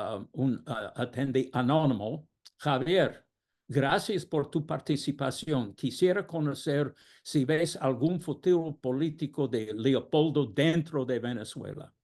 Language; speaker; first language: Spanish; non-native, fluent; English